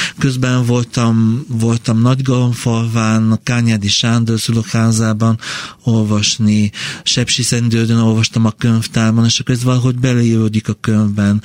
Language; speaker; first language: Hungarian; non-native, fluent; Bulgarian